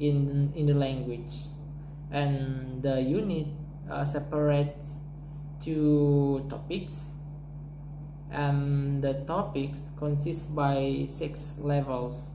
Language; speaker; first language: English; non-native, learner; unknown